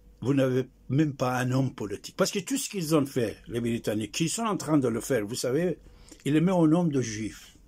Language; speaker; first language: French; non-native, fluent; Persian